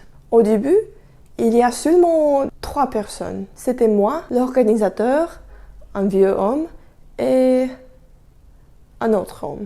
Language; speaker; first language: French; non-native, learner; Russian